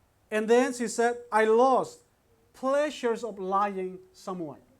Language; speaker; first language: English; non-native, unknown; Burmese